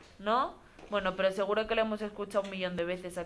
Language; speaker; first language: Spanish; native; Spanish